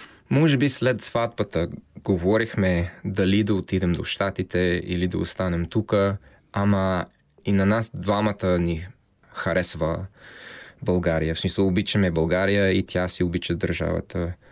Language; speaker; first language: Bulgarian; non-native, fluent; English